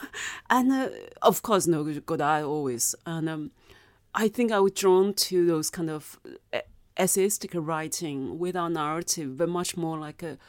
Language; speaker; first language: English; non-native, fluent; Chinese